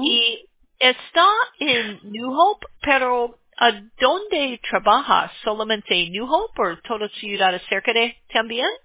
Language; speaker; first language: Spanish; non-native, learner; English